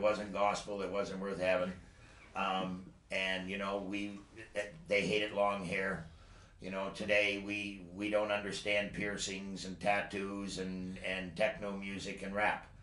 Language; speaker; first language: English; native; English